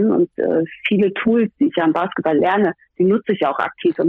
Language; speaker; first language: German; native; German